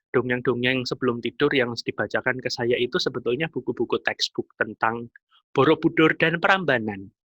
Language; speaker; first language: Indonesian; native; Indonesian